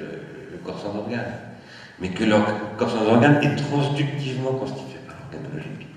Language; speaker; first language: French; native; French